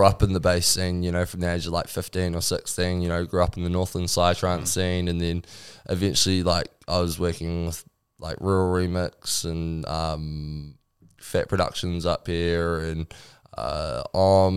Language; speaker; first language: English; native; English